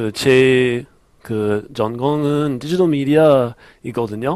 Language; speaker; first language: Korean; non-native, learner; English